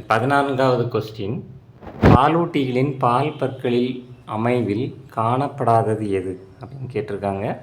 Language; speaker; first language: Tamil; native; Tamil